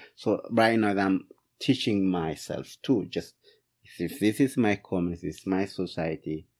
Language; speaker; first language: English; non-native, fluent; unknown